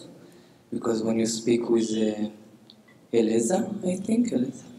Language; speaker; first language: English; non-native, learner; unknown